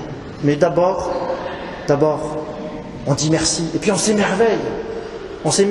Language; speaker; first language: French; native; French